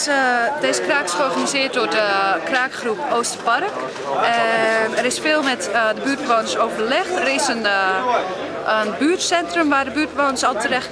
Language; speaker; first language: Dutch; native; Dutch